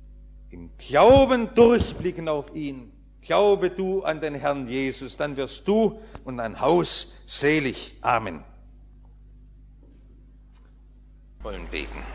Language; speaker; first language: German; native; German